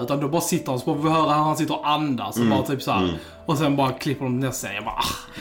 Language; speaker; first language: Swedish; native; Swedish